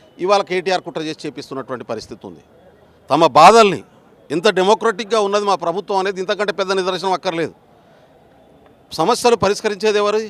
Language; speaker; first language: Telugu; non-native, local second language; Lambadi